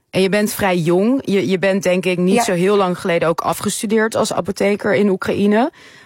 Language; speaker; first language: Dutch; native; Dutch